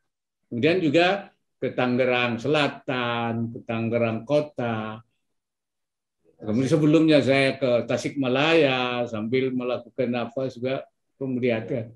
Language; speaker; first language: Indonesian; native; Indonesian